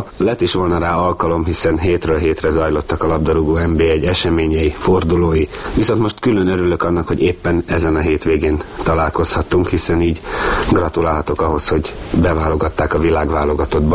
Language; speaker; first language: Hungarian; native; Hungarian